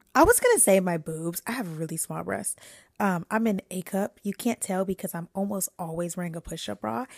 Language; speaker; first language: English; native; English